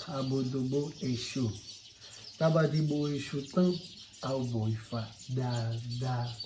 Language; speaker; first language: Yoruba; non-native, learner; Spanish